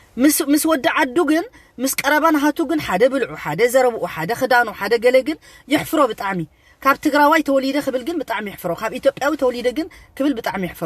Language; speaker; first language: Tigrinya; native; Tigrinya